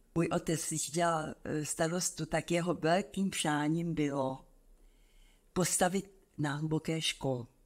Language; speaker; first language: Czech; native; Czech